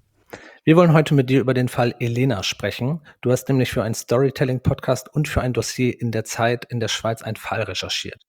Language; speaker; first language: German; native; German